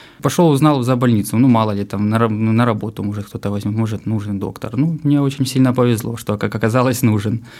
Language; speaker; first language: Russian; native; Russian